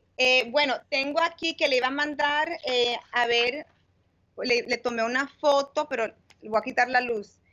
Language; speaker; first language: Spanish; early bilingual, heritage; Spanish